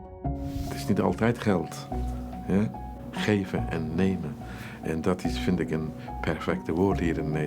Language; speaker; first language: Dutch; non-native, fluent; Turkish